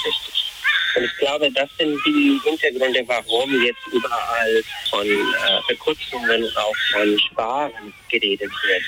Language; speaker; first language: German; non-native, fluent; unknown